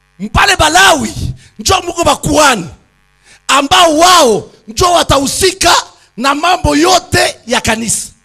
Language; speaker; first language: Swahili; native; Swahili